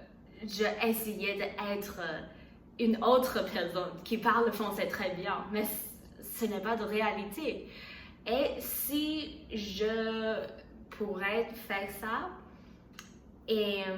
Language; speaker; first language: French; non-native, learner; Chinese